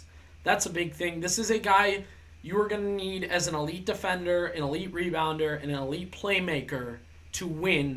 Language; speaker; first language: English; native; English